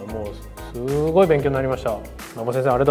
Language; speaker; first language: Japanese; native; Japanese